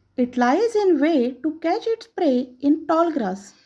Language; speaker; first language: English; non-native, local second language; Marathi